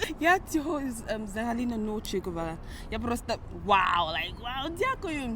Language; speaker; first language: Ukrainian; non-native, learner; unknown